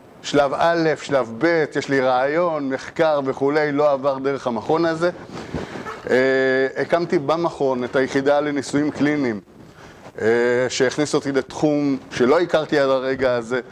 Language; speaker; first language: Hebrew; native; Hebrew